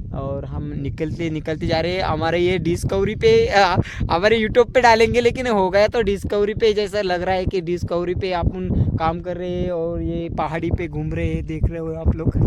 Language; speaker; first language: Hindi; non-native, local second language; Marathi